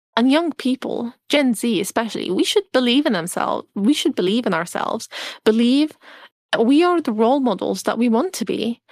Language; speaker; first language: English; non-native, fluent; Arabic